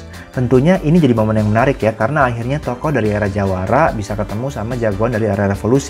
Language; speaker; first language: Indonesian; native; Indonesian